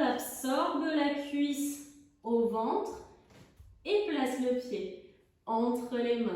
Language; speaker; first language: French; native; French